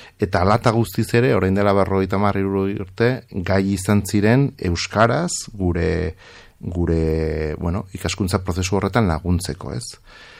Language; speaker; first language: Basque; non-native, local second language; Spanish